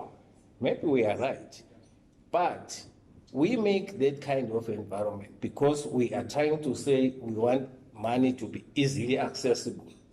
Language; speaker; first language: English; non-native, local second language; Swati